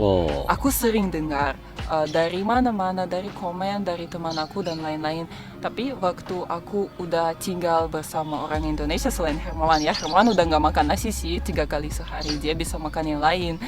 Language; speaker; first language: Indonesian; non-native, fluent; Russian